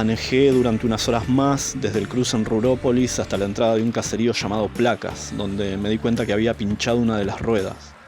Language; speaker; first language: Spanish; native; Spanish